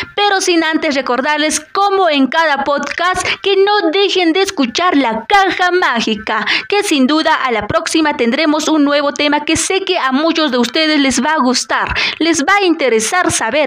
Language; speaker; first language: Spanish; native; Spanish